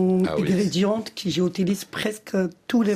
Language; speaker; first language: French; non-native, fluent; Georgian